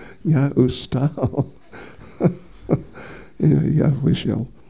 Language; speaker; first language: Russian; non-native, learner; English